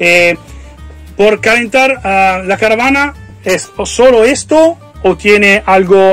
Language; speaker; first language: Spanish; non-native, learner; Italian